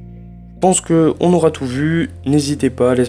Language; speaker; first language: French; native; French